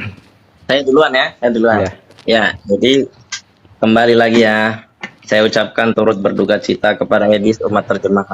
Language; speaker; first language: Indonesian; native; Indonesian